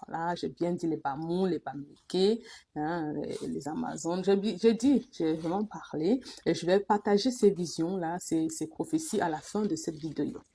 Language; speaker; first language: French; non-native, local second language; Duala